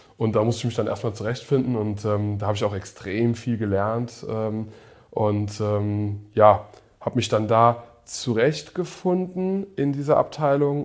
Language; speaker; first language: German; early bilingual, other home language; English